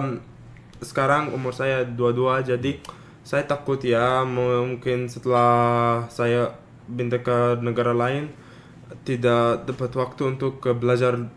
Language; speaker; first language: Indonesian; non-native, fluent; Arabic